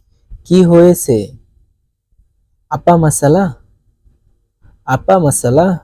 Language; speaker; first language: Indonesian; non-native, learner; Bangla